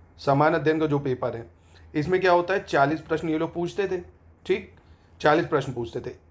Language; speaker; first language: Hindi; native; Hindi